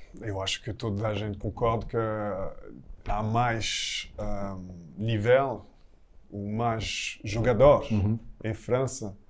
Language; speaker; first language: Portuguese; non-native, fluent; French